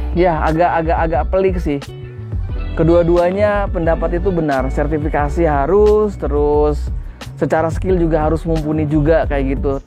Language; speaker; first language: Indonesian; native; Indonesian